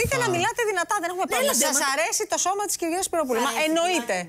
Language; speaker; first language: Greek; native; Greek